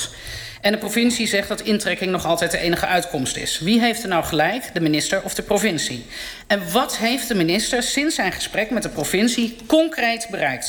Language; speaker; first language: Dutch; native; Dutch